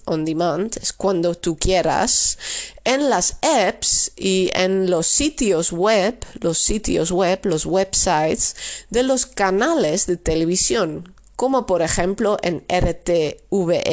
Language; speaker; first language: Spanish; non-native, fluent; Dutch